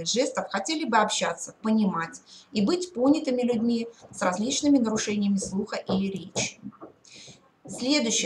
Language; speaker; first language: Russian; native; Russian